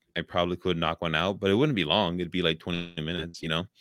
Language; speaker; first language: English; native; English